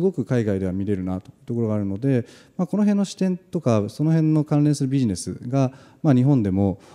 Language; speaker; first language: Japanese; native; Japanese